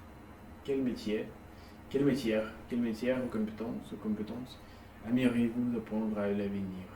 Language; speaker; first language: French; non-native, learner; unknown